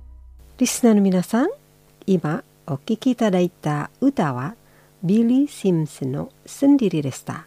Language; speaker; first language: Japanese; non-native, fluent; Indonesian